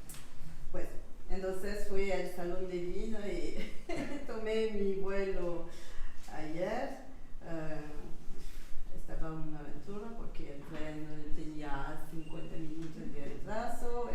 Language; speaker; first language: Spanish; non-native, learner; French